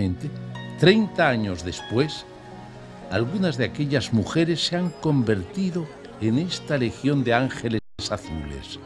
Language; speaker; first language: Spanish; native; Spanish